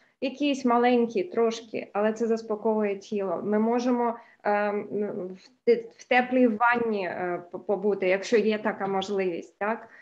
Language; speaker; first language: Ukrainian; non-native, local second language; Russian